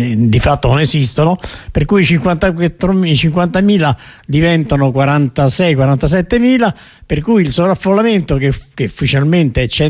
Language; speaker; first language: Italian; native; Italian